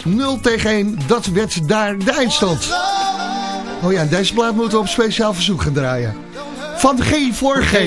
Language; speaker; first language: Dutch; native; Dutch